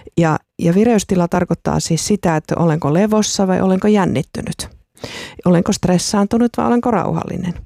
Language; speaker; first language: Finnish; native; Finnish